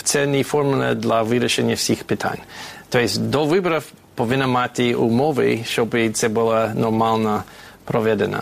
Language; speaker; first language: Ukrainian; non-native, fluent; English